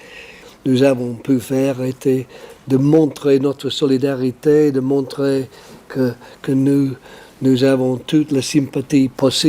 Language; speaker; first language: French; non-native, fluent; English